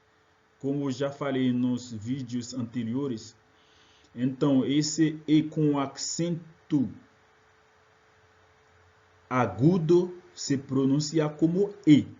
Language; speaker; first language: Portuguese; non-native, fluent; French